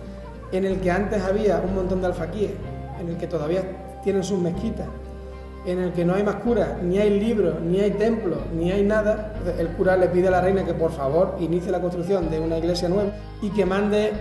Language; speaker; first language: Spanish; native; Spanish